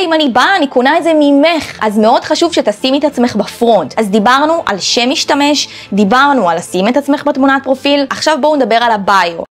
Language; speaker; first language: Hebrew; native; Hebrew